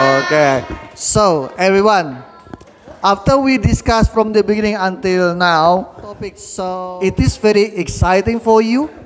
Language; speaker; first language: English; non-native, fluent; Indonesian